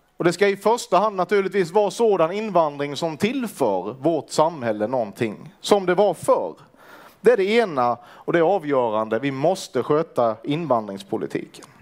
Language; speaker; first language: Swedish; native; Swedish